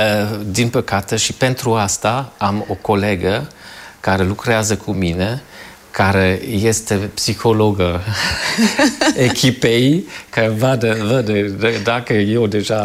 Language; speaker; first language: Romanian; non-native, fluent; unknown